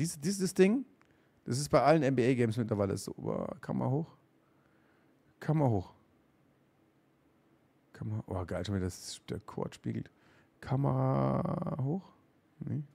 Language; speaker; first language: German; native; German